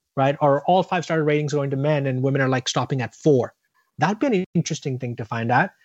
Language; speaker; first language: English; non-native, local second language; Tamil